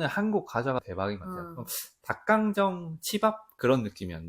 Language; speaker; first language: Korean; native; Korean